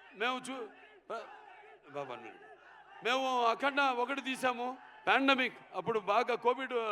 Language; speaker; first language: Telugu; native; Telugu